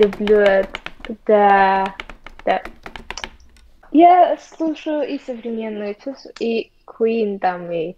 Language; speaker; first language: Russian; non-native, learner; Armenian